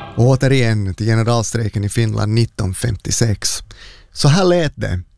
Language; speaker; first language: Swedish; native; Swedish